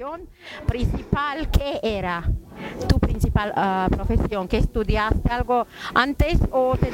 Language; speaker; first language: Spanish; non-native, learner; Serbian